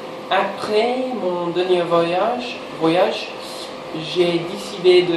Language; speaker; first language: French; non-native, learner; English